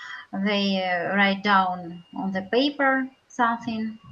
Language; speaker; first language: English; non-native, learner; Russian